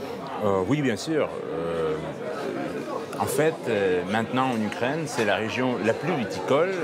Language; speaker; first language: French; non-native, fluent; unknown